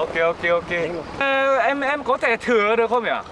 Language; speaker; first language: Vietnamese; non-native, fluent; Korean